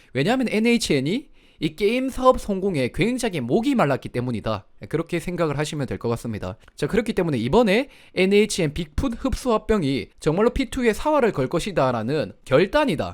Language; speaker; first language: Korean; native; Korean